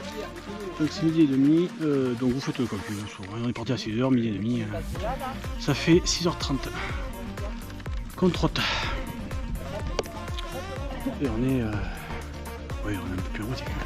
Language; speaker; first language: French; native; French